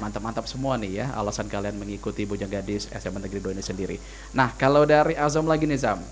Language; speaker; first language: Indonesian; native; Indonesian